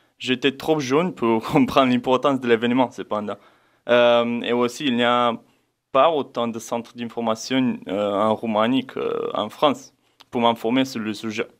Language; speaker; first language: French; non-native, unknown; Romanian